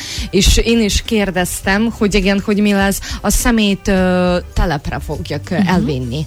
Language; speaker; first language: Hungarian; non-native, fluent; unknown